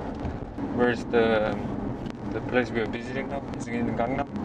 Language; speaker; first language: English; non-native, fluent; Korean